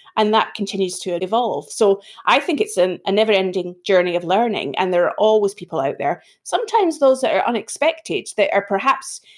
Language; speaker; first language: English; native; English